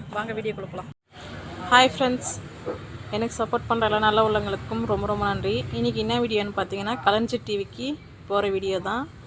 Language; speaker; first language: Tamil; native; Tamil